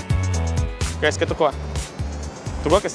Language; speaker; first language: French; non-native, learner; Spanish